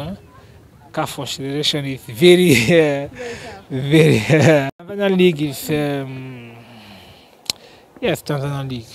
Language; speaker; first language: English; non-native, learner; French